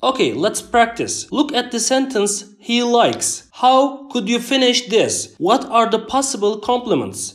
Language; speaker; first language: English; non-native, fluent; Turkish